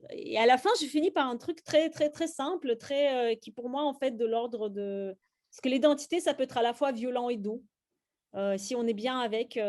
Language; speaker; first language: French; non-native, fluent; Russian